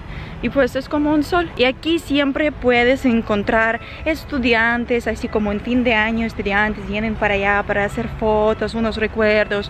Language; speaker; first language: Spanish; non-native, fluent; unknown